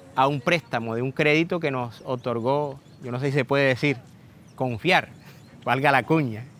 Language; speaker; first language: Spanish; native; Spanish